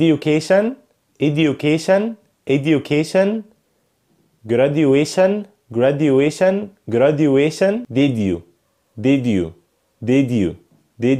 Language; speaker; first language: English; non-native, fluent; Arabic